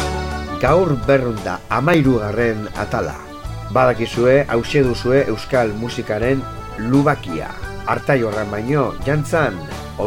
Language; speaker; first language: Basque; native; Basque